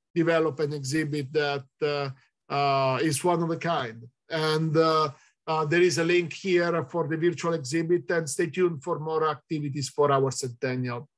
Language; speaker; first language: English; non-native, fluent; Italian